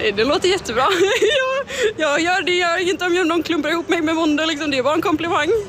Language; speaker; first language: Swedish; native; Swedish